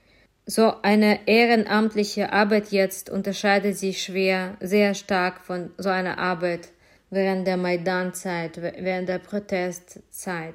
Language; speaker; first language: German; non-native, fluent; Ukrainian